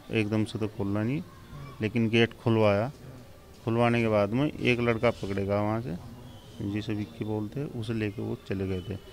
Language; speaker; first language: Hindi; native; Hindi